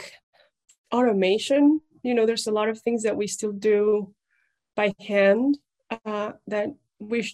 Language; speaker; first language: English; non-native, fluent; Spanish